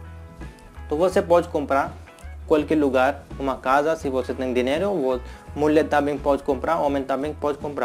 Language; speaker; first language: Portuguese; non-native, learner; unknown